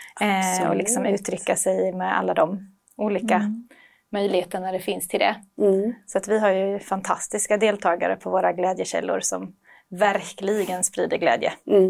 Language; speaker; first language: Swedish; native; Swedish